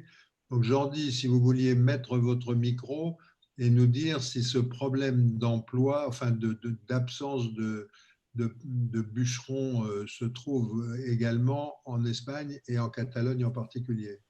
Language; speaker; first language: French; native; French